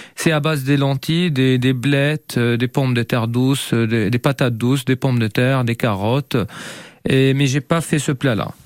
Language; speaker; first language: French; non-native, local second language; Arabic